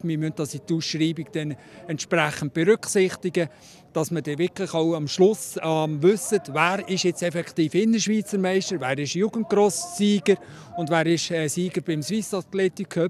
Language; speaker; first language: German; native; German